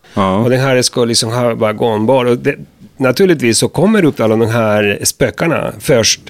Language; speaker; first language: Swedish; non-native, fluent; Spanish